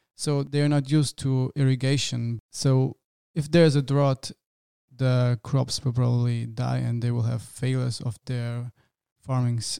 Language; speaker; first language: English; non-native, fluent; German